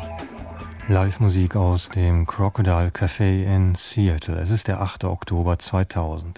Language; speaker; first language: German; native; German